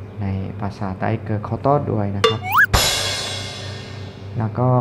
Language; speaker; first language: Thai; non-native, fluent; Indonesian